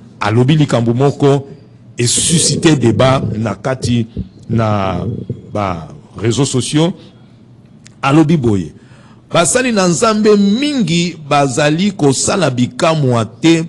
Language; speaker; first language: Lingala; native; Lingala